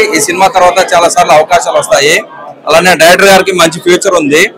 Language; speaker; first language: Telugu; native; Telugu